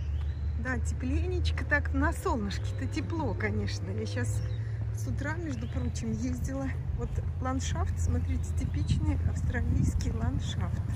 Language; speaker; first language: Russian; native; Russian